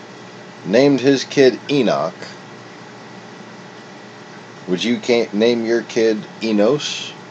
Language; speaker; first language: English; native; English